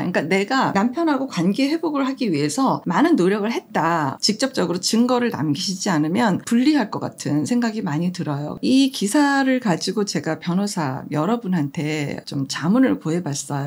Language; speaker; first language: Korean; native; Korean